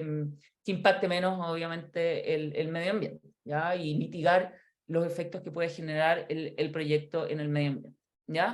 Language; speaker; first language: Spanish; native; Spanish